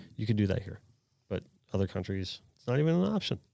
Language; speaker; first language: English; native; English